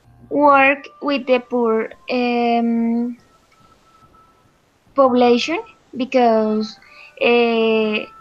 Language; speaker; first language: English; non-native, learner; Spanish